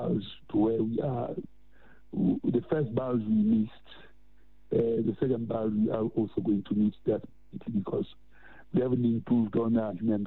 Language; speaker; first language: English; non-native, local second language; Southern Sotho